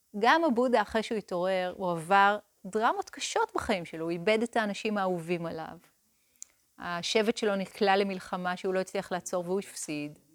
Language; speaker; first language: Hebrew; native; Hebrew